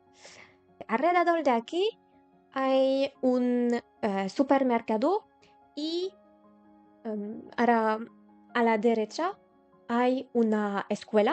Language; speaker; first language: Spanish; non-native, learner; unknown